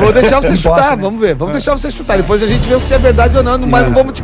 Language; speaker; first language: Portuguese; native; Portuguese